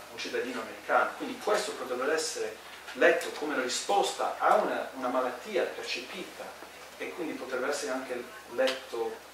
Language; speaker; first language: Italian; non-native, fluent; English